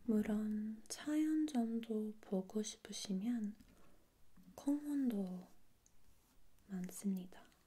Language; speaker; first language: Korean; non-native, fluent; English